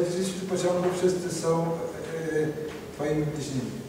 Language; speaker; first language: Polish; native; Polish